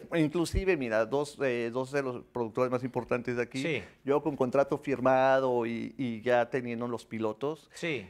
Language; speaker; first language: Spanish; native; Spanish